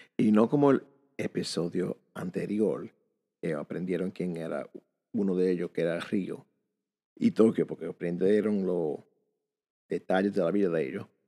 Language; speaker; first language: Spanish; early bilingual, heritage; Spanish